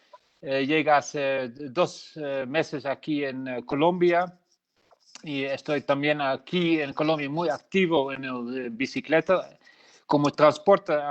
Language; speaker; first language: Spanish; non-native, learner; Dutch